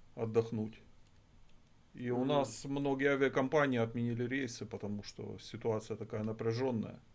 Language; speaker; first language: Russian; native; Russian